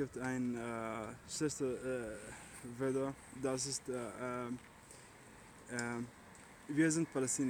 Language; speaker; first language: German; non-native, learner; Arabic